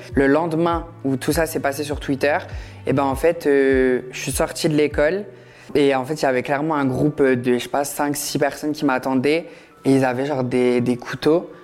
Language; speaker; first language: French; native; French